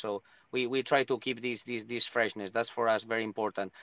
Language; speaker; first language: English; non-native, fluent; Spanish